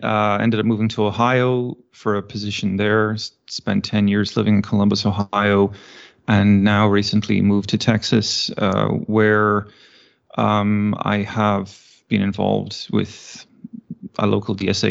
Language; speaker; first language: English; native; English